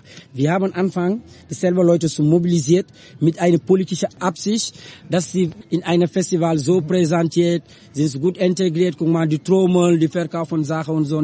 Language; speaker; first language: German; non-native, learner; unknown